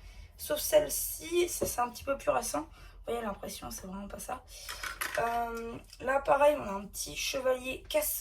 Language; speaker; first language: French; native; French